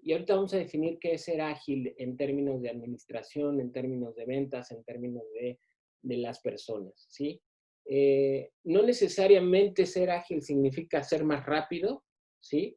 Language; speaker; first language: Spanish; native; Spanish